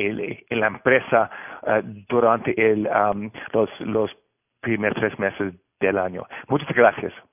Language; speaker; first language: Spanish; non-native, fluent; Portuguese